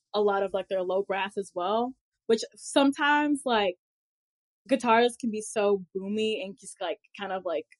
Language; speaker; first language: English; native; English